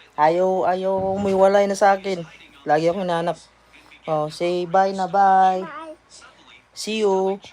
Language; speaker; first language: Filipino; non-native, local second language; Cebuano